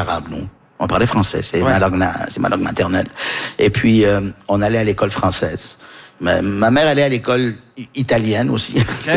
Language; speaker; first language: French; early bilingual, heritage; French